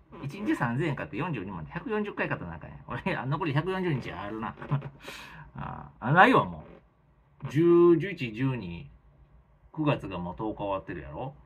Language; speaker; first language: Japanese; native; Japanese